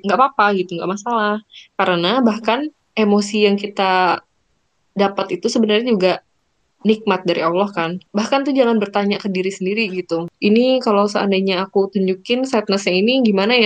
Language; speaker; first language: Indonesian; native; Indonesian